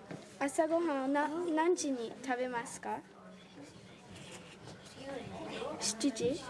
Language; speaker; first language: Japanese; non-native, learner; English